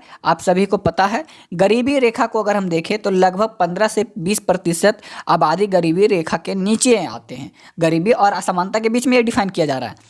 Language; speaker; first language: Hindi; native; Hindi